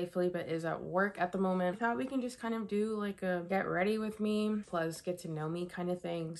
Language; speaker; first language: English; native; English